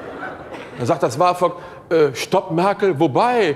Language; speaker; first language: German; native; German